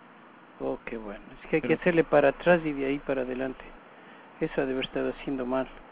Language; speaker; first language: Spanish; native; Spanish